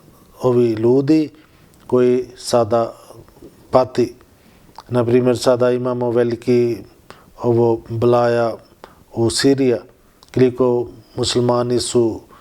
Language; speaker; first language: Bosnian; non-native, learner; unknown